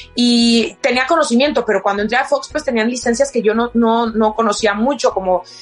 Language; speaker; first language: Spanish; native; Spanish